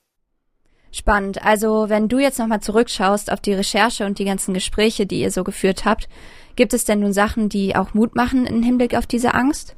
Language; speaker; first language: German; native; German